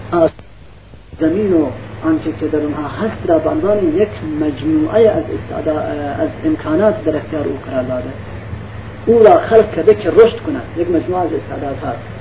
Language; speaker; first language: Persian; non-native, local second language; Central Kurdish